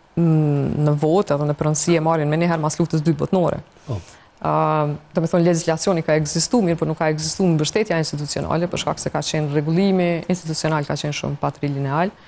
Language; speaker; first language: Albanian; native; Albanian